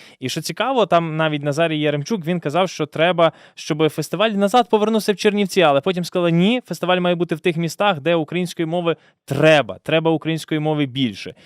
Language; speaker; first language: Ukrainian; native; Ukrainian